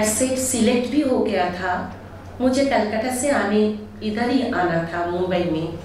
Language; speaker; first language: Hindi; non-native, local second language; Bangla